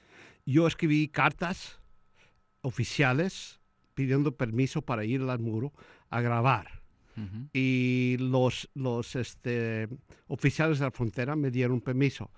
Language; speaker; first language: Spanish; early bilingual, heritage; Spanish